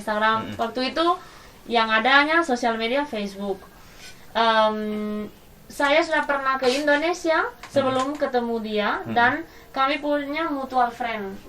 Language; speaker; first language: Indonesian; non-native, fluent; Spanish